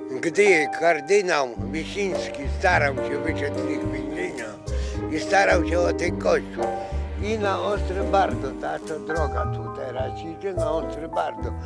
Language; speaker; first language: Polish; non-native, local second language; Ukrainian